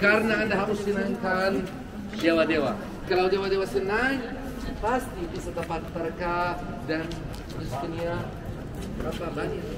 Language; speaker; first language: Indonesian; non-native, learner; Arabic